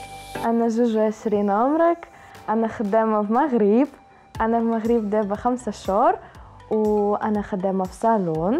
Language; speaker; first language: Arabic; non-native, learner; Russian